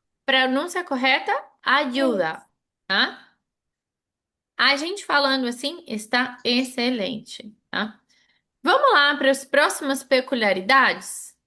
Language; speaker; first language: Portuguese; non-native, fluent; Spanish